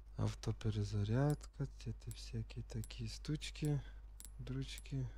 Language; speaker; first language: Russian; non-native, fluent; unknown